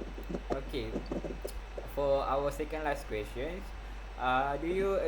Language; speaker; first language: English; non-native, local second language; Malay